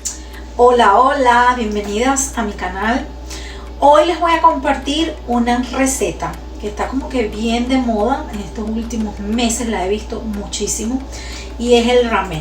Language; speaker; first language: Spanish; native; Spanish